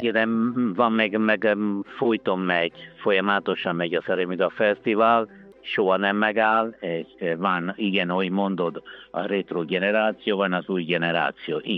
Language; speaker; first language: Hungarian; non-native, fluent; Italian